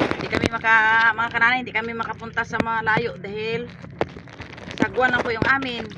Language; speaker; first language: Filipino; non-native, local second language; Cebuano